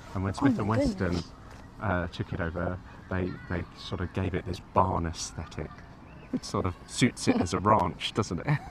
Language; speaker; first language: English; native; English